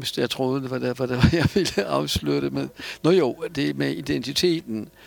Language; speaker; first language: Danish; non-native, fluent; Polish